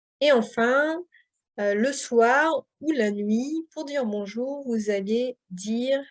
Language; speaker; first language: French; native; French